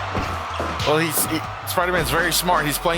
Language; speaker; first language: English; native; English